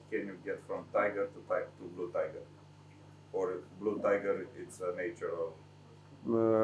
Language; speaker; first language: English; non-native, fluent; Romanian